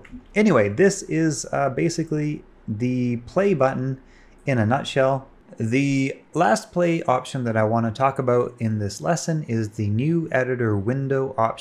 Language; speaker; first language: English; native; English